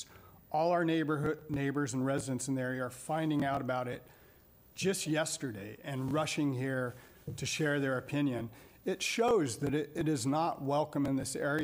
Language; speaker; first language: English; native; English